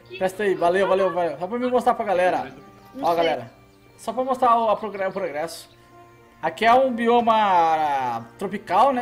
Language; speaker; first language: Portuguese; native; Portuguese